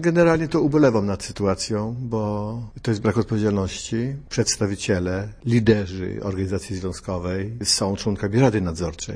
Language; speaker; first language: Polish; native; Polish